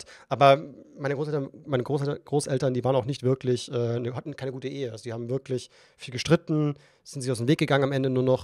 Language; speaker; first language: German; native; German